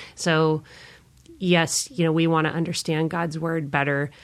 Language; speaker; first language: English; native; English